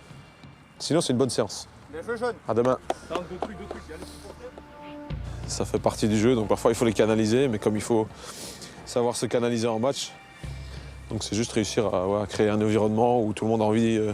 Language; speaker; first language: French; non-native, local second language; English